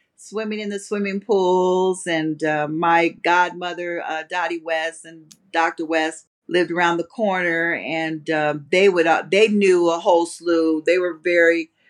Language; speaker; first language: English; native; English